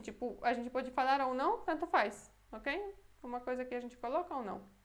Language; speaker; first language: Portuguese; non-native, fluent; Polish